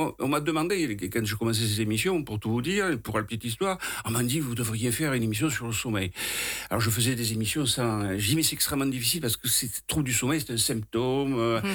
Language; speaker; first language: French; native; French